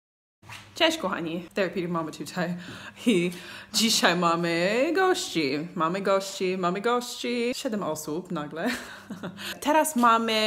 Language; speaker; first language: Polish; non-native, learner; English